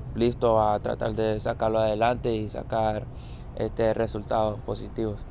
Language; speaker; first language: Spanish; early bilingual, heritage; Spanish